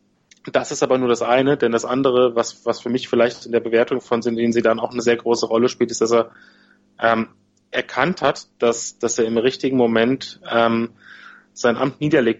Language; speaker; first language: German; native; German